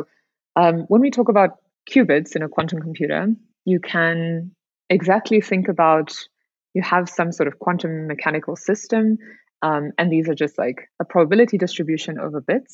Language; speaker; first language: English; native; English